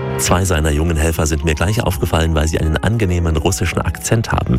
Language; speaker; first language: German; native; German